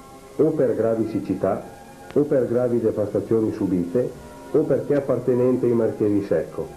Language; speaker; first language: Italian; native; Italian